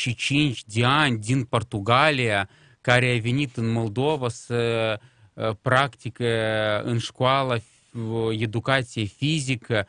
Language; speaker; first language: Romanian; non-native, local second language; Russian